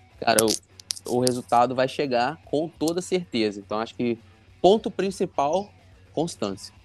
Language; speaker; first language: Portuguese; native; Portuguese